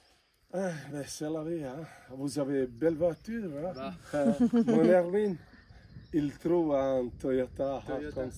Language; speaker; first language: French; non-native, learner; Bosnian